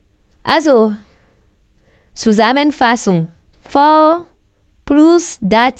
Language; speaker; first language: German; non-native, fluent; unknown